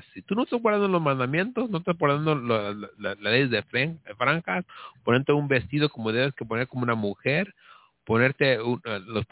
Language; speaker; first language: Spanish; early bilingual, heritage; Spanish